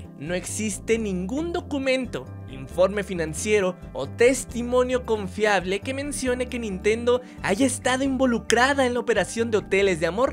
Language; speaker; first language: Spanish; native; Spanish